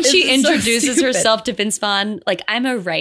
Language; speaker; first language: English; native; English